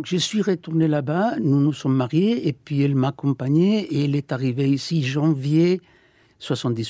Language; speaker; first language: French; non-native, fluent; Spanish